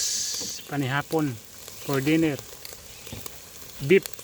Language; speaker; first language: English; non-native, learner; Filipino